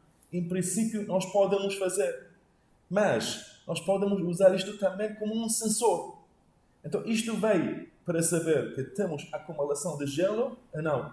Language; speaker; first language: Portuguese; non-native, learner; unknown